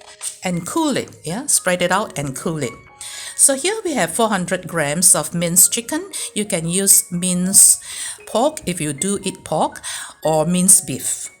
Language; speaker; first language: English; native; English